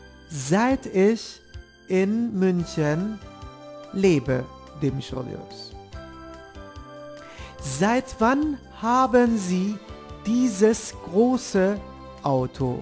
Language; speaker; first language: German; non-native, fluent; Turkish